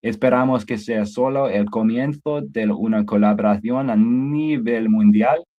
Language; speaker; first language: Spanish; non-native, learner; English